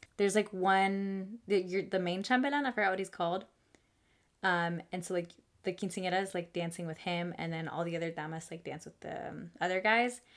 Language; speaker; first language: English; early bilingual, other home language; Spanish